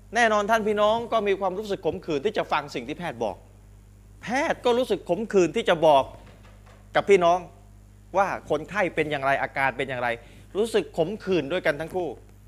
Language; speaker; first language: Thai; native; Thai